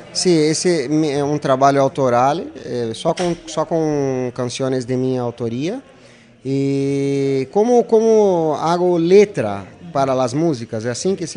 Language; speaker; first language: Spanish; non-native, fluent; Portuguese